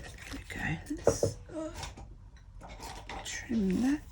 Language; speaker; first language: English; native; English